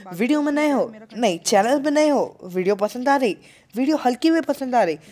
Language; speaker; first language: Hindi; native; Hindi